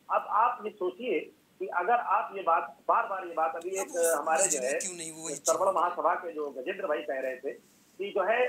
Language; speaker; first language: Hindi; native; Hindi